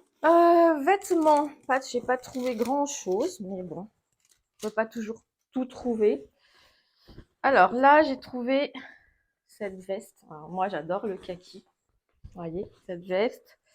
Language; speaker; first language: French; native; French